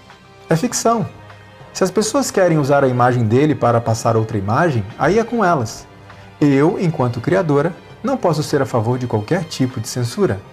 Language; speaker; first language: Portuguese; native; Portuguese